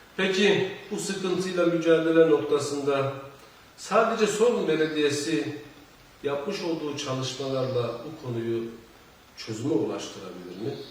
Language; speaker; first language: Turkish; native; Turkish